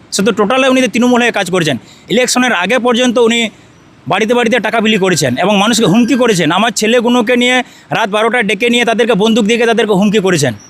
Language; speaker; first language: Bangla; non-native, local second language; Santali